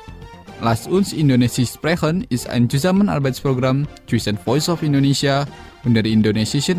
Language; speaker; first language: German; non-native, fluent; Indonesian